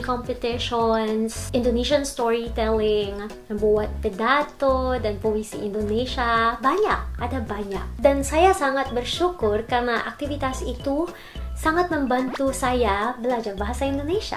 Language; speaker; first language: Indonesian; non-native, learner; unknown